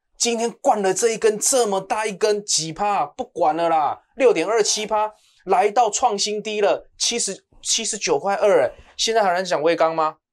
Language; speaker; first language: Chinese; native; Chinese